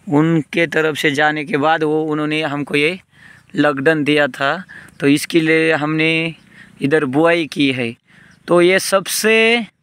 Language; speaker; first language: Hindi; non-native, local second language; Marathi